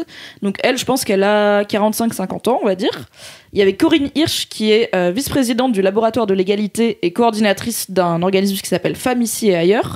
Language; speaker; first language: French; native; French